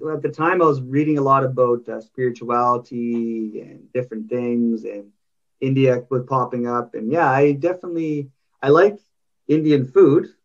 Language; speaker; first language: English; native; English